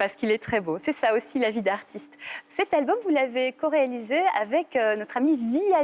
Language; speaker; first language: French; native; French